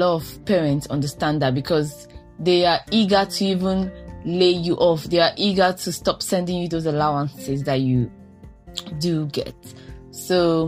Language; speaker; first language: English; non-native, local second language; Igbo